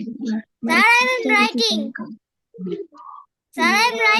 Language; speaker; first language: English; non-native, learner; Bangla